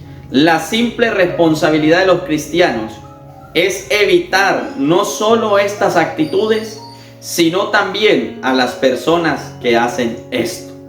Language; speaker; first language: Spanish; native; Spanish